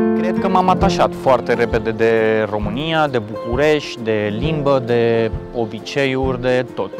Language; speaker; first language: Romanian; non-native, fluent; Spanish